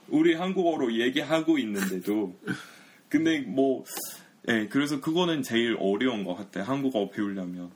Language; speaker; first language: Korean; early bilingual, heritage; English